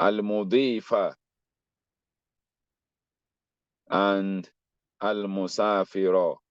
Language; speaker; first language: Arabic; non-native, fluent; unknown